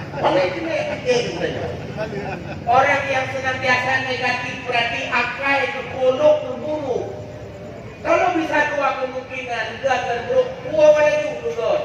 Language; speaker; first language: Malay; non-native, local second language; Achinese